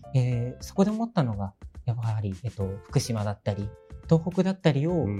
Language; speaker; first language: Japanese; native; Japanese